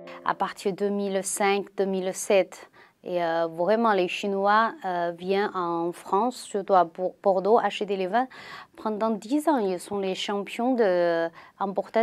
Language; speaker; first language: French; non-native, learner; Chinese